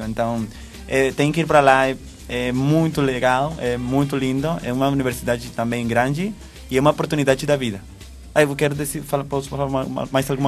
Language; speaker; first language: Portuguese; non-native, fluent; Spanish